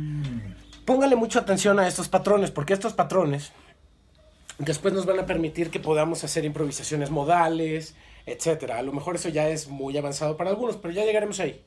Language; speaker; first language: Spanish; native; Spanish